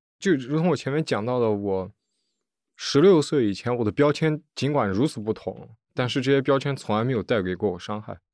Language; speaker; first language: Chinese; native; Chinese